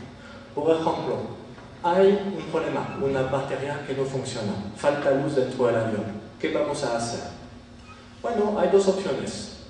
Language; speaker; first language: Spanish; non-native, fluent; French